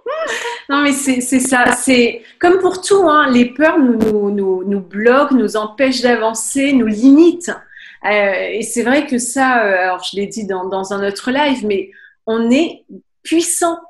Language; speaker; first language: French; native; French